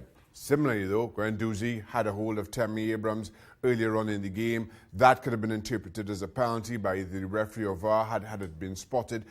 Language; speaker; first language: English; native; English